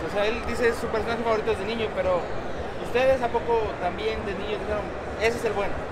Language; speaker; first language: Spanish; native; Spanish